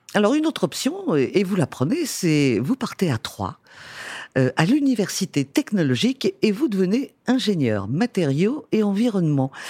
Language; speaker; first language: French; native; French